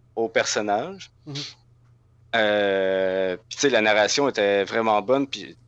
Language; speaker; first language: French; native; French